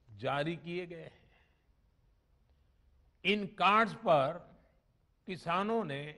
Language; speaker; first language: Hindi; non-native, local second language; Gujarati